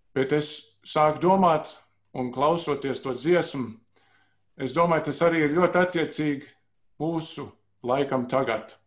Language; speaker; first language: Latvian; early bilingual, heritage; Latvian